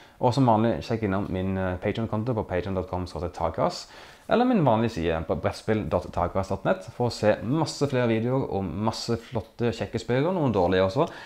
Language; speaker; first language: Norwegian; native; Norwegian